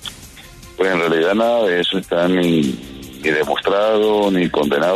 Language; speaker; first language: Spanish; native; Spanish